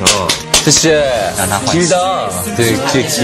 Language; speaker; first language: Chinese; non-native, learner; Korean